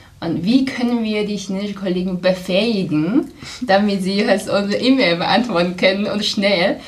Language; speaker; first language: German; non-native, fluent; Chinese